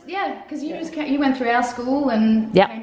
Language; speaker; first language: English; native; English